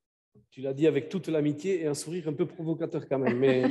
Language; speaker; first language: French; native; French